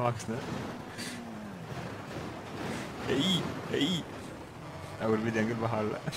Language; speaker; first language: Estonian; native; Estonian